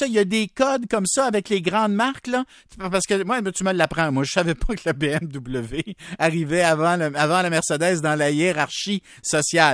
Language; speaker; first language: French; native; French